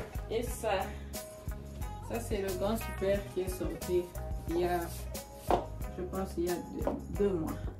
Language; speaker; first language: French; non-native, local second language; Swahili